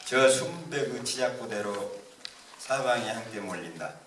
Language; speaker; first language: Korean; native; Korean